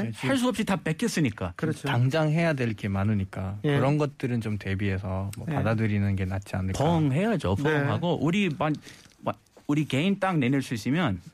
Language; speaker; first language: Korean; non-native, fluent; English